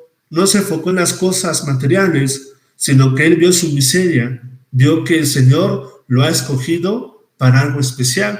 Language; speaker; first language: Spanish; native; Spanish